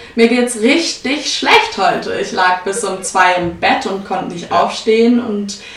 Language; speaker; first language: German; native; German